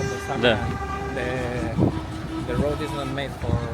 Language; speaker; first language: English; non-native, fluent; Spanish